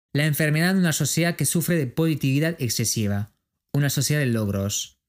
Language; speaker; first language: Spanish; non-native, fluent; French